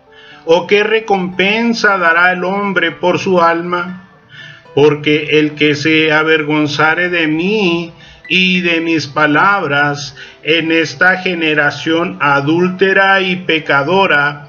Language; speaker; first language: Spanish; native; Spanish